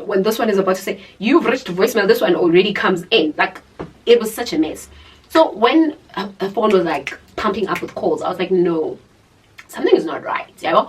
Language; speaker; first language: English; non-native, local second language; Zulu